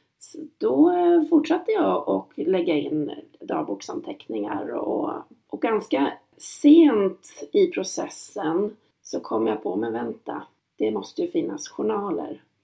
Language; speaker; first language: Swedish; native; Swedish